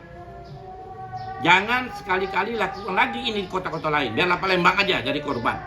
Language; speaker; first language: Indonesian; native; Indonesian